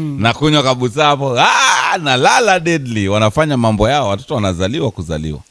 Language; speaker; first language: Swahili; native; Swahili